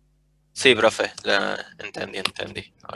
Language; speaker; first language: Spanish; native; Spanish